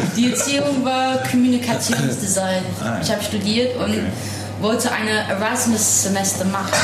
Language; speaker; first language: German; non-native, fluent; English